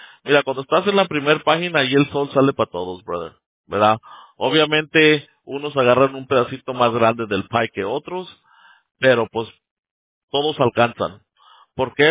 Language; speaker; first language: Spanish; early bilingual, heritage; Spanish